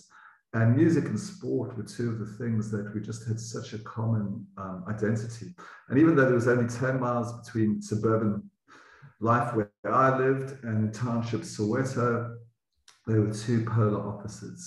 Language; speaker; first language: English; native; English